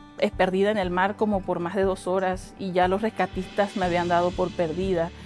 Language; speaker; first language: Spanish; native; Spanish